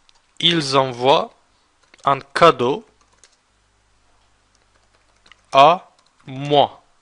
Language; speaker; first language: French; non-native, fluent; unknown